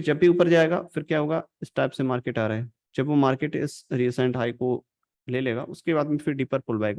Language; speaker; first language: Hindi; native; Hindi